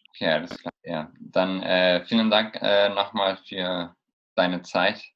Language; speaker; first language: German; non-native, fluent; Spanish